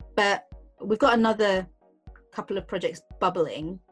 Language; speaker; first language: English; native; English